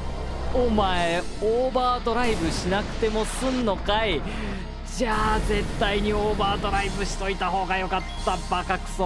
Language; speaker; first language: Japanese; native; Japanese